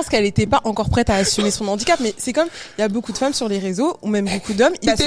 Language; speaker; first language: French; native; French